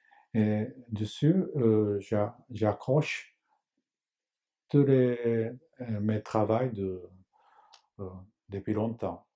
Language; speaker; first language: French; non-native, learner; Japanese